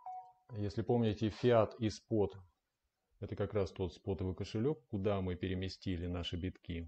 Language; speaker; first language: Russian; native; Russian